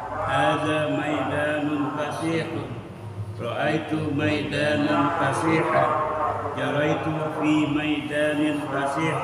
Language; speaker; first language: Arabic; non-native, learner; Indonesian